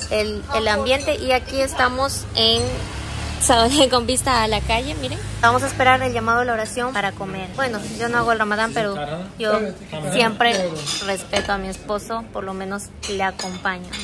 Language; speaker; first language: Spanish; native; Spanish